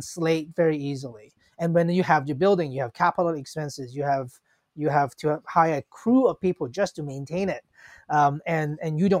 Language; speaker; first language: English; non-native, local second language; Cantonese